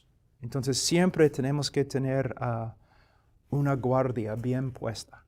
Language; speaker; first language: Spanish; non-native, fluent; English